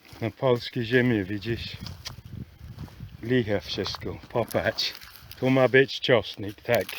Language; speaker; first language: Polish; non-native, learner; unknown